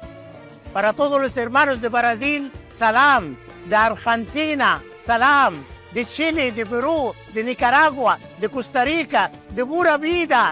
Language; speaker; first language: Spanish; non-native, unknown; Arabic